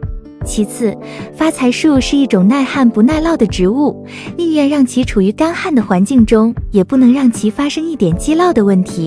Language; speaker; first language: Chinese; native; Chinese